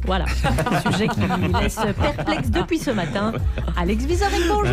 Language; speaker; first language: French; native; French